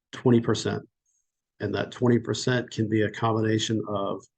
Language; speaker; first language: English; native; English